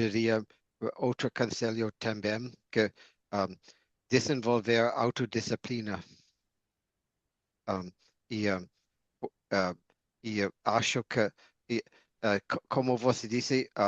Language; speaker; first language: Portuguese; non-native, learner; English